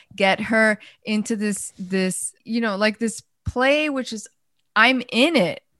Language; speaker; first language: English; early bilingual, other home language; Spanish